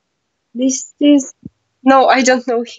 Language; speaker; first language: English; non-native, learner; Russian